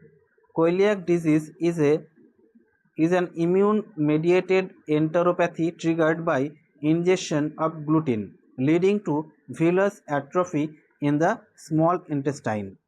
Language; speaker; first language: English; non-native, local second language; Bangla